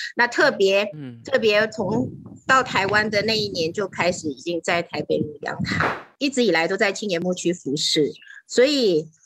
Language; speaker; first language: Chinese; native; Chinese